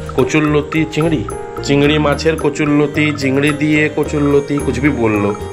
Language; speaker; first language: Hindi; native; Hindi